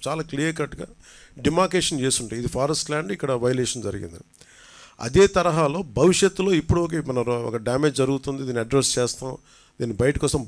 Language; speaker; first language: Telugu; native; Telugu